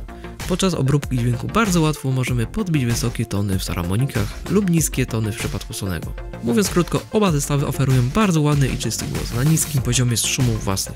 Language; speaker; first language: Polish; native; Polish